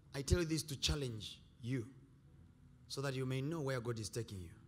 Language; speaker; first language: English; non-native, local second language; Swahili